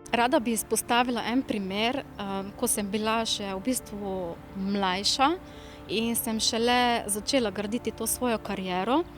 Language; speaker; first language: Slovenian; non-native, local second language; Romany